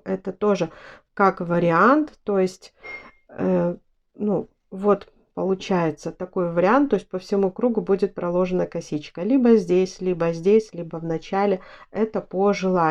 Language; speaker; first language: Russian; native; Russian